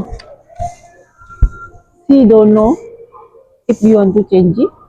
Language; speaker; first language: English; non-native, learner; Indonesian